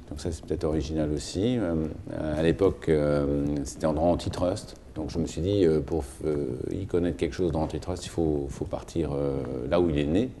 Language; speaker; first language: French; native; French